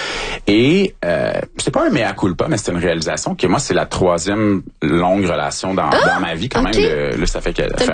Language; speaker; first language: French; native; French